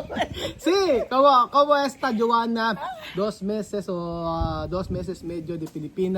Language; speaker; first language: Spanish; non-native, learner; Filipino